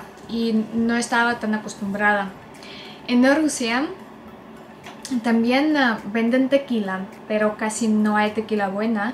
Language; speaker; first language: Spanish; non-native, fluent; Russian